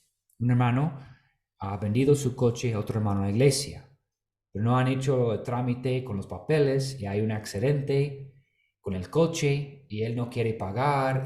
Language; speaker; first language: Spanish; non-native, fluent; English